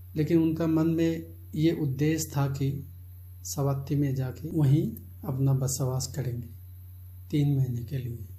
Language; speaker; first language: Hindi; non-native, local second language; Chakma